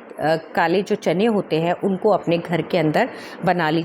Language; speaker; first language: Hindi; native; Hindi